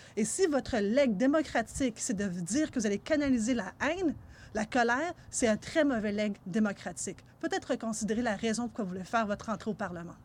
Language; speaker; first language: French; early bilingual, other home language; Arabic